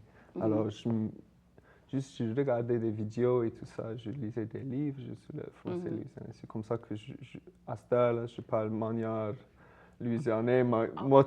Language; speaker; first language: French; non-native, fluent; English